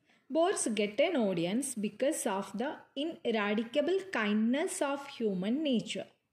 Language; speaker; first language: English; non-native, local second language; Malayalam